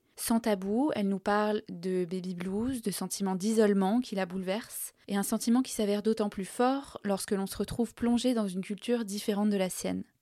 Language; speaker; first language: French; native; French